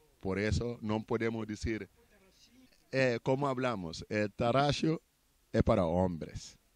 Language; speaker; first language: Spanish; non-native, learner; Portuguese